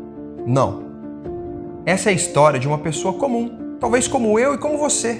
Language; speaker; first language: Portuguese; native; Portuguese